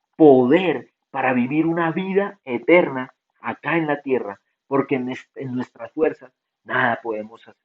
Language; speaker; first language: Spanish; native; Spanish